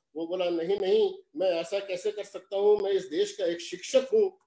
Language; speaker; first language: Hindi; native; Hindi